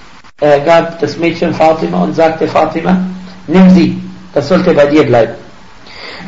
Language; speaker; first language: German; non-native, fluent; Arabic